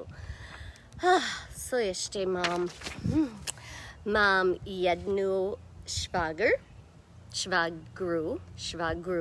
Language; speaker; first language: Czech; non-native, learner; English